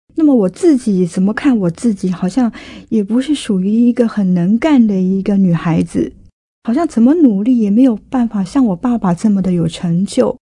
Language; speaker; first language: Chinese; native; Chinese